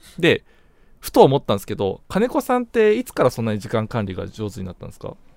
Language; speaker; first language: Japanese; native; Japanese